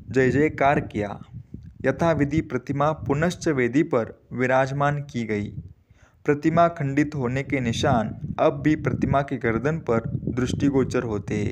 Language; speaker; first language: Hindi; non-native, local second language; Marathi